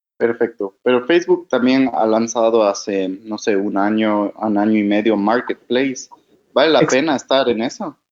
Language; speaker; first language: Spanish; native; Spanish